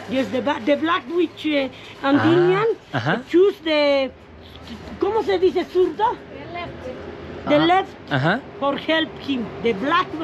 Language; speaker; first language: English; non-native, learner; Spanish